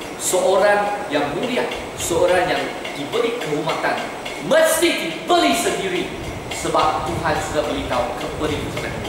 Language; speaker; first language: Malay; non-native, local second language; Chinese